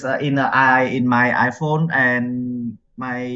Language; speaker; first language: English; non-native, learner; Vietnamese